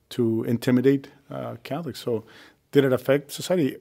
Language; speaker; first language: English; early bilingual, other home language; Spanish